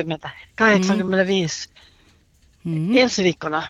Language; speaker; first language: Finnish; non-native, local second language; Swedish